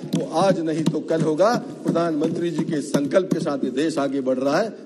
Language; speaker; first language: Hindi; native; Hindi